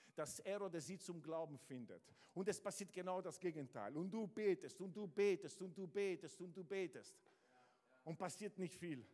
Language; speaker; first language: German; non-native, fluent; Italian